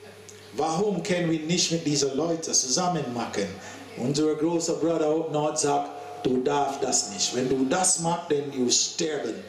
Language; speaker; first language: German; non-native, learner; English